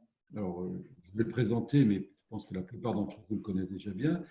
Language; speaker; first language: French; native; French